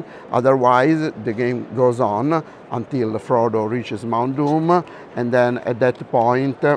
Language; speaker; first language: English; non-native, fluent; Italian